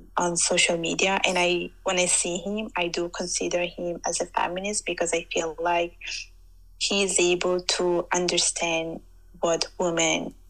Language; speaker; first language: English; early bilingual, heritage; Italian